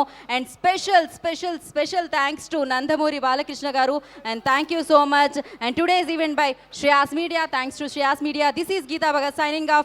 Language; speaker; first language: Telugu; native; Telugu